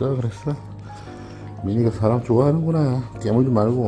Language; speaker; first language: Korean; native; Korean